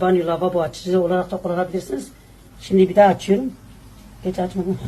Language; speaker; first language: Turkish; native; Turkish